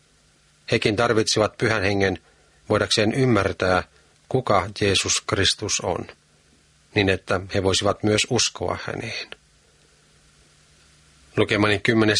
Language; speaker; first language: Finnish; native; Finnish